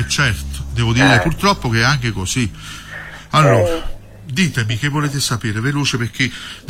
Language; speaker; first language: Italian; native; Italian